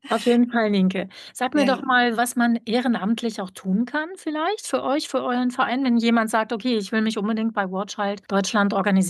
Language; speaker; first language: German; native; German